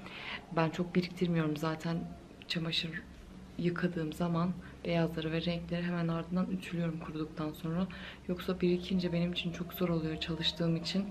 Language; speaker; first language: Turkish; native; Turkish